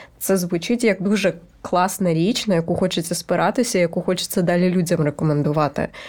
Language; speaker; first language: Ukrainian; native; Ukrainian